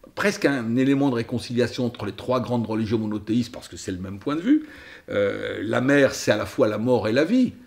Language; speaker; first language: French; native; French